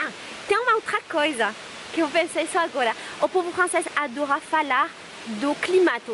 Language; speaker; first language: Portuguese; non-native, fluent; French